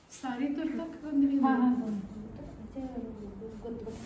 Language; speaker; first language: Hindi; non-native, local second language; Punjabi